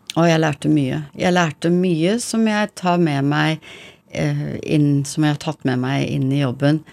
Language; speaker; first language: Norwegian; early bilingual, heritage; English